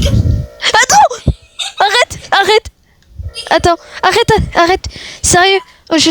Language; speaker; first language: French; native; French